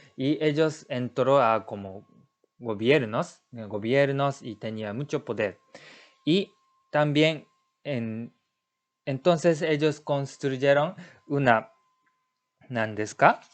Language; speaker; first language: Spanish; non-native, learner; Japanese